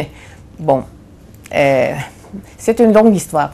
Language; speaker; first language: French; non-native, fluent; Swedish